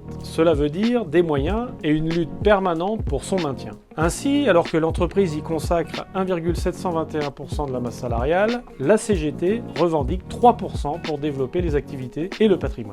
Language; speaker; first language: French; native; French